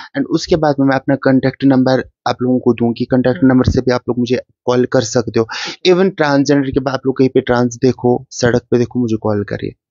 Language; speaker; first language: Hindi; non-native, local second language; Kashmiri